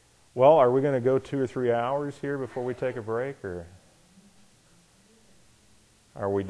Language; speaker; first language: English; native; English